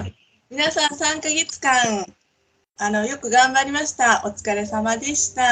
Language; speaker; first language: Japanese; non-native, learner; Indonesian